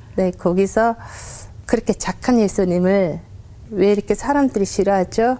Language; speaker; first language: Korean; non-native, fluent; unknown